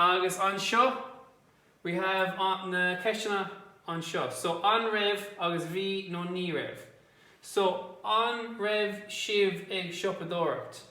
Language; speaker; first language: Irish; non-native, local second language; English